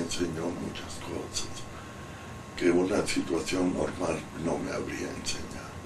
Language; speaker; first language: Spanish; non-native, fluent; Italian